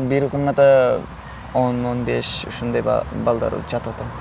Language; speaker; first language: Kyrgyz; non-native, learner; Bangla